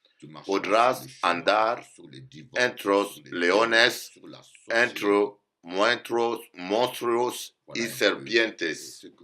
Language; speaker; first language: Spanish; non-native, learner; French